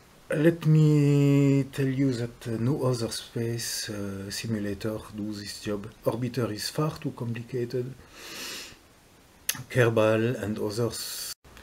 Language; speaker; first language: English; non-native, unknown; French